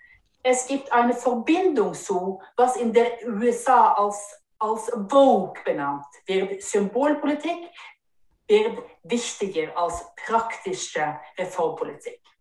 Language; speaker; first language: German; non-native, fluent; Norwegian